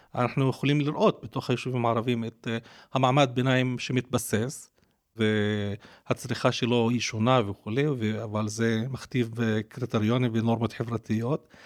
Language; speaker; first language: Hebrew; non-native, local second language; Arabic